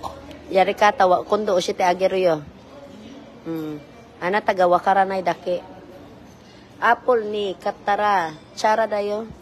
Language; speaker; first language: Japanese; non-native, learner; Filipino